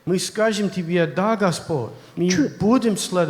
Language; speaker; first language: Russian; non-native, learner; English